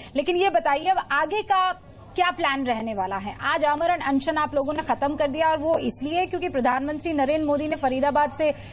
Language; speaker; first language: Hindi; native; Hindi